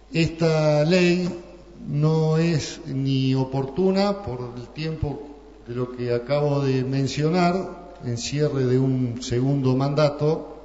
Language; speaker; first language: Spanish; native; Spanish